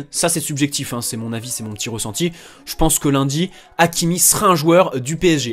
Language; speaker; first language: French; native; French